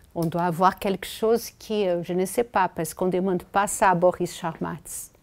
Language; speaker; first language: French; non-native, fluent; Portuguese